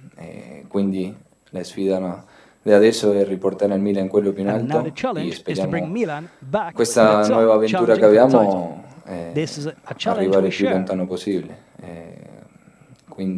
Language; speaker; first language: Italian; non-native, fluent; Spanish